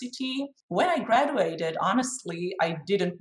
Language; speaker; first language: English; non-native, fluent; Hebrew